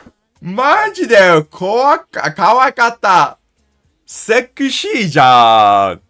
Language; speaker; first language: Japanese; non-native, learner; English